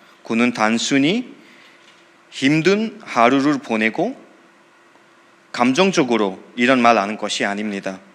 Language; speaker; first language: Korean; non-native, fluent; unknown